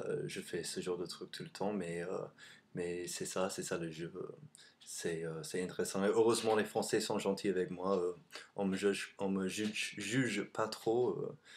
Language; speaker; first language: French; non-native, fluent; English